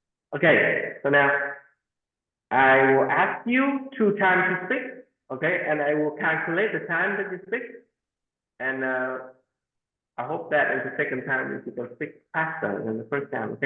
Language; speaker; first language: English; non-native, fluent; Vietnamese